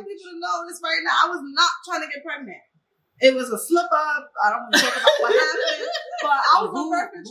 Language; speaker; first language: English; native; English